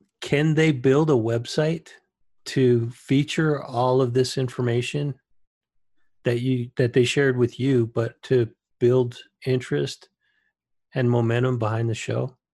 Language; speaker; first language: English; native; English